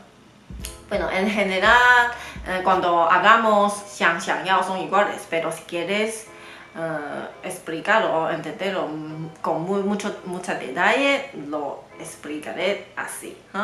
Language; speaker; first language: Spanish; non-native, fluent; Chinese